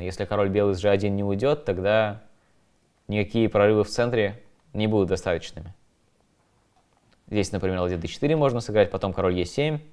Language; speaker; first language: Russian; native; Russian